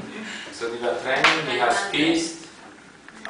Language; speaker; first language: Danish; non-native, fluent; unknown